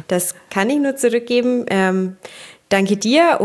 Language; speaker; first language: German; native; German